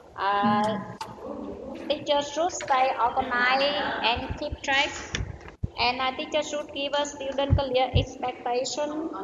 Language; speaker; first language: English; non-native, learner; Vietnamese